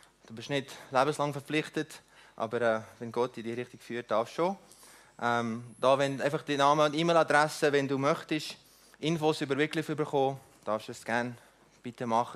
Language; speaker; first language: German; non-native, fluent; Afrikaans